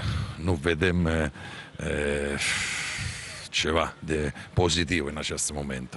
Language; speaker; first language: Romanian; non-native, fluent; Italian